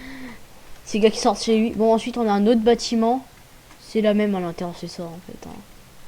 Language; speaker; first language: French; native; French